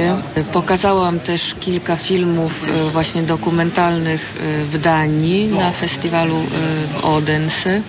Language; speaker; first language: Polish; early bilingual, heritage; Polish